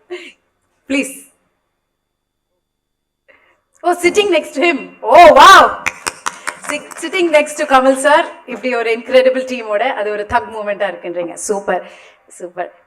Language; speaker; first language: Tamil; native; Tamil